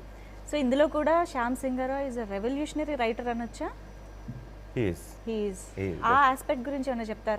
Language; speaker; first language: Telugu; native; Telugu